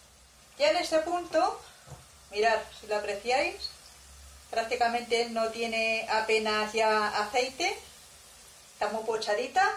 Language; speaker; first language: Spanish; native; Spanish